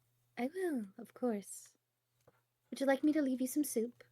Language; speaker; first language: English; native; English